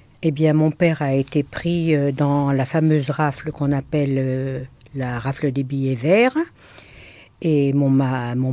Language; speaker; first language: French; native; French